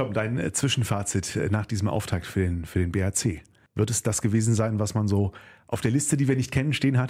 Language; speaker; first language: German; native; German